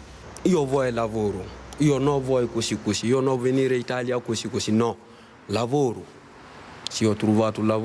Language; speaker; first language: Italian; non-native, learner; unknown